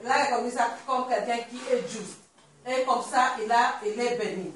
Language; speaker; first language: French; non-native, learner; Swahili